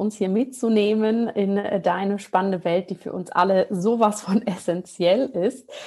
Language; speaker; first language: German; native; German